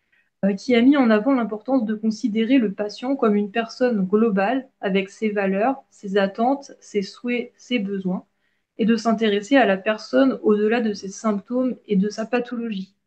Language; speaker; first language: French; native; French